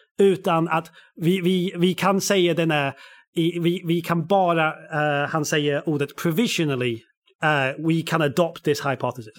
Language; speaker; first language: Swedish; non-native, fluent; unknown